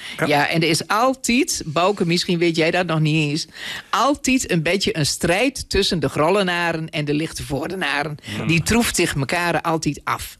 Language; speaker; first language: Dutch; native; Dutch